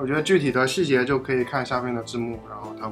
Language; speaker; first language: Chinese; native; Chinese